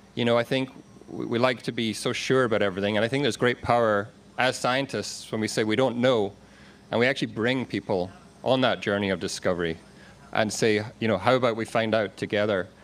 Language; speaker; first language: English; native; English